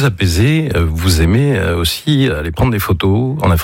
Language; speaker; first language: French; native; French